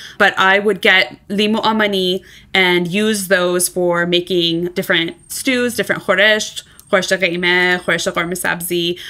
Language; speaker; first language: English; early bilingual, other home language; Persian